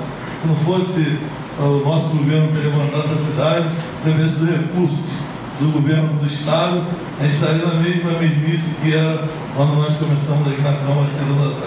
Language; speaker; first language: Portuguese; native; Portuguese